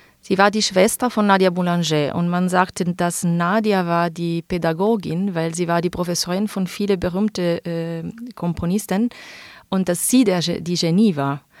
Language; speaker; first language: German; non-native, fluent; Italian